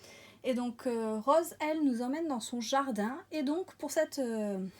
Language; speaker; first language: French; native; French